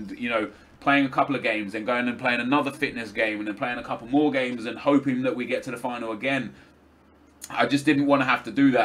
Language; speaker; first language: English; native; English